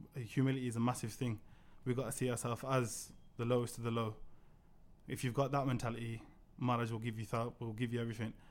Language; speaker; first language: English; native; English